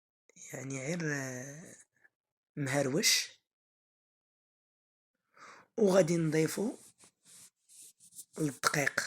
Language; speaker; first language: Arabic; native; Arabic